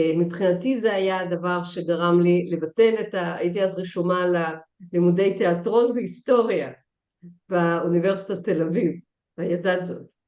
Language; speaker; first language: Hebrew; early bilingual, other home language; Russian